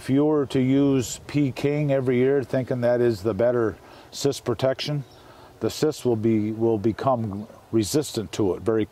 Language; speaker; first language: English; native; English